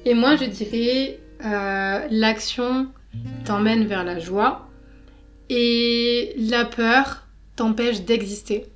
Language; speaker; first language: French; native; French